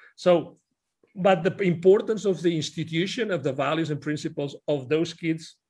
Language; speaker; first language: English; non-native, fluent; Spanish